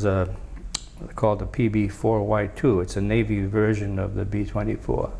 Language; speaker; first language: English; native; English